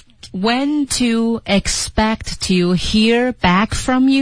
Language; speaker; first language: English; non-native, fluent; Chinese